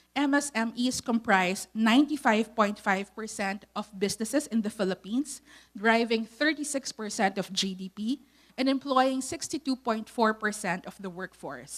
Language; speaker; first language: English; non-native, local second language; Filipino